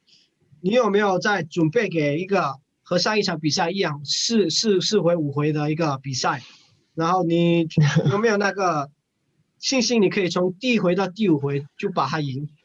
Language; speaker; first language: Chinese; non-native, fluent; English